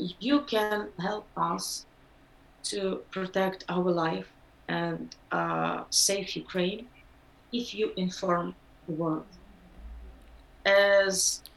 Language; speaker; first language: English; non-native, learner; Ukrainian